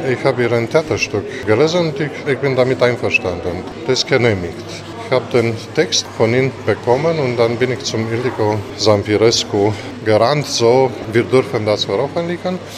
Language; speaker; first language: German; non-native, fluent; Romanian